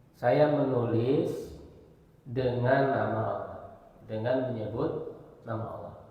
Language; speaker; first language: Indonesian; native; Indonesian